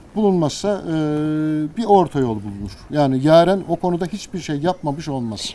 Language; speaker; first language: Turkish; native; Turkish